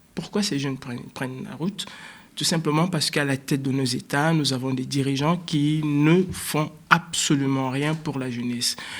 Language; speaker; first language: French; native; French